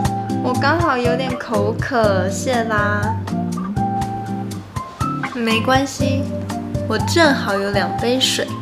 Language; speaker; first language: Chinese; non-native, local second language; English